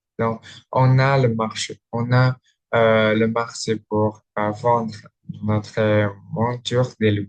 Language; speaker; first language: French; non-native, learner; Indonesian